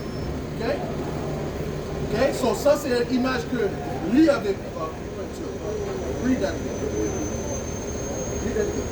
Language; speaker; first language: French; non-native, learner; English